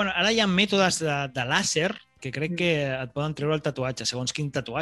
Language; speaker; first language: Catalan; native; Catalan